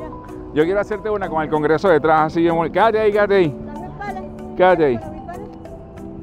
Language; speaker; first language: Spanish; native; Spanish